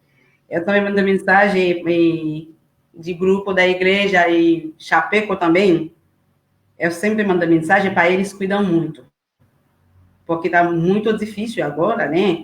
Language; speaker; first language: Portuguese; non-native, learner; Haitian Creole